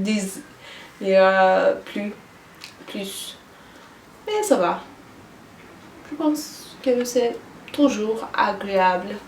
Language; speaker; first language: French; non-native, learner; Turkish